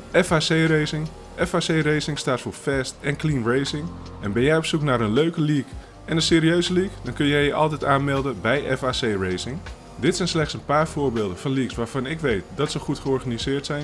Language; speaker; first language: Dutch; native; Dutch